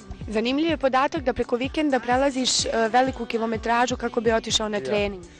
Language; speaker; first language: Bosnian; native; Bosnian